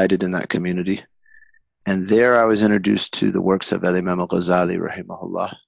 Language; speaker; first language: English; native; English